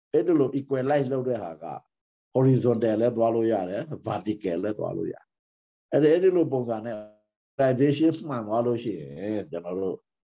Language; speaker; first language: Burmese; non-native, local second language; Pa'o Karen